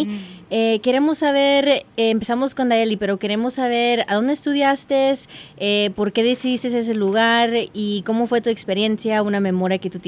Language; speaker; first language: Spanish; early bilingual, heritage; Spanish